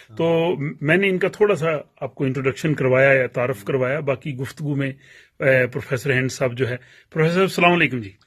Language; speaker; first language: Urdu; non-native, local second language; Punjabi